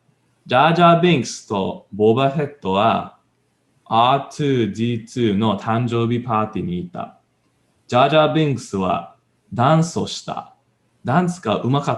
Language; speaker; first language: Japanese; non-native, learner; English